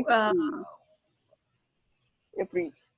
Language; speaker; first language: English; non-native, learner; Japanese